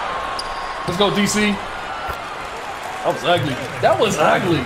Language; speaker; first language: English; native; English